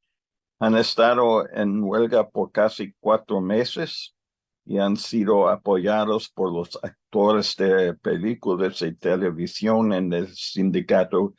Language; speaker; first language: Spanish; non-native, learner; English